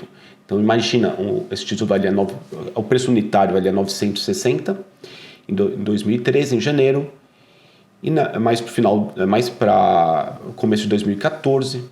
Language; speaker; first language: Portuguese; native; Portuguese